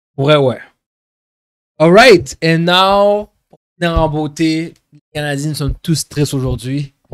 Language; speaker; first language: French; native; French